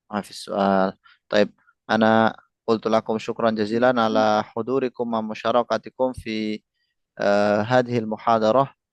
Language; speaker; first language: Arabic; non-native, fluent; Indonesian